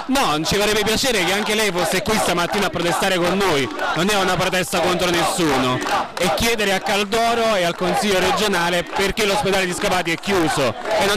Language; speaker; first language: Italian; native; Italian